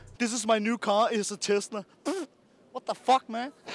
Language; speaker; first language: English; non-native, learner; Danish